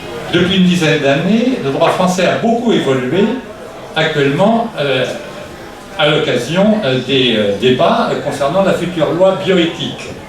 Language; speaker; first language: French; native; French